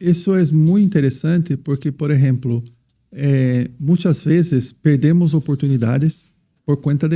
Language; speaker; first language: Spanish; non-native, fluent; Portuguese